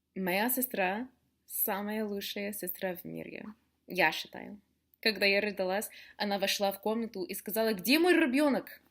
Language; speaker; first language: Russian; non-native, learner; English